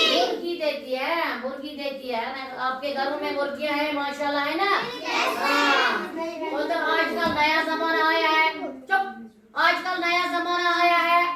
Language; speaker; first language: Hindi; non-native, local second language; Kashmiri